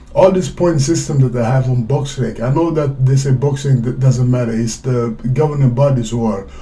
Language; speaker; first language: English; non-native, fluent; Swedish